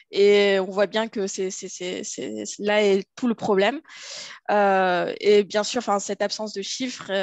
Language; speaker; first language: French; native; French